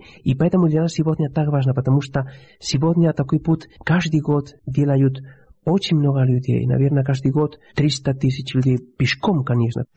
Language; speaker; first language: Russian; non-native, fluent; Spanish